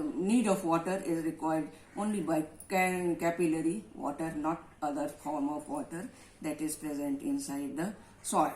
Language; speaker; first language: English; non-native, local second language; Hindi